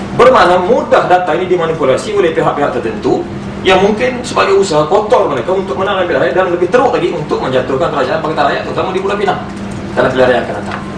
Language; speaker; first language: Malay; native; Malay